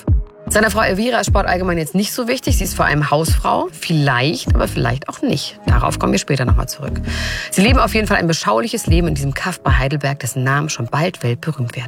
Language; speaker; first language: German; native; German